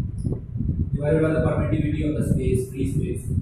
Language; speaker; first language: English; non-native, local second language; Hindi